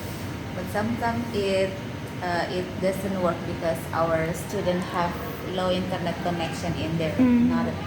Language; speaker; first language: English; non-native, learner; Indonesian